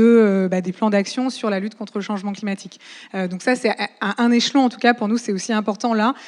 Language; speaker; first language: French; native; French